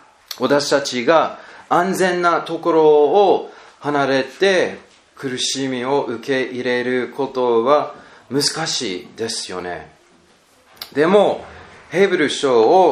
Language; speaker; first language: Japanese; non-native, learner; English